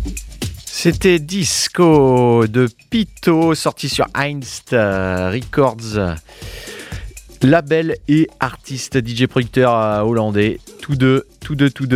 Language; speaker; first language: French; native; French